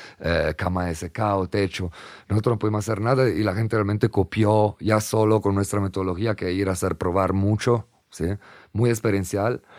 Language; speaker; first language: Spanish; non-native, fluent; Italian